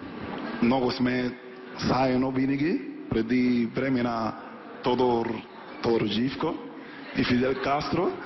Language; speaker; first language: Bulgarian; non-native, learner; Spanish